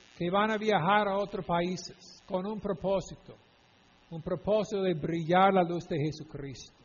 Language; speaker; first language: Spanish; non-native, fluent; English